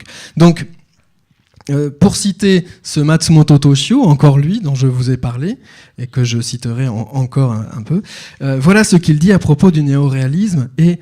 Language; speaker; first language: French; native; French